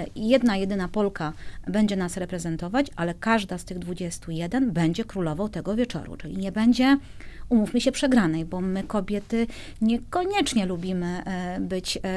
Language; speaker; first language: Polish; native; Polish